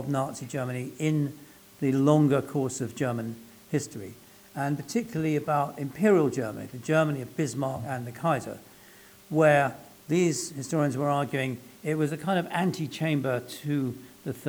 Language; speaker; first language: English; native; English